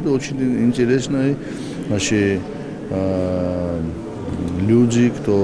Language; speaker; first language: Russian; non-native, fluent; Georgian